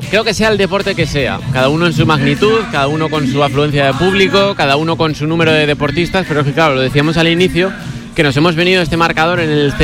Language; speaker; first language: Spanish; native; Spanish